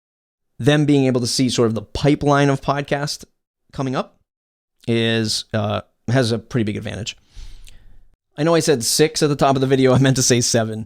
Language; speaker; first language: English; native; English